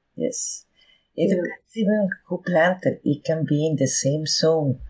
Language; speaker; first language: English; non-native, fluent; Spanish